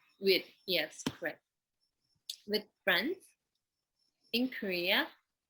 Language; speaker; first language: English; non-native, fluent; Korean